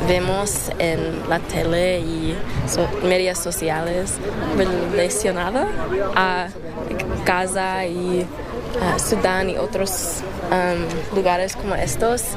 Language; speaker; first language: Spanish; early bilingual, heritage; English